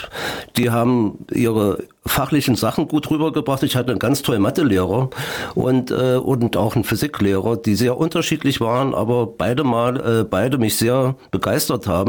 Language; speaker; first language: German; native; German